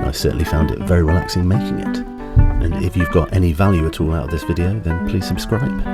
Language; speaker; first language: English; native; English